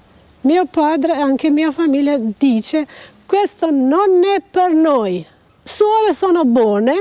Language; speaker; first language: Italian; non-native, learner; Albanian